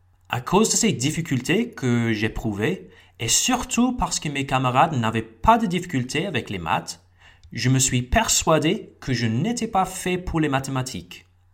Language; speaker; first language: French; non-native, fluent; English